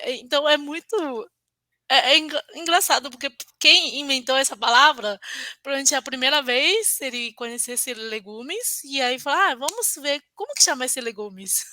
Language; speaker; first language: Portuguese; non-native, fluent; Chinese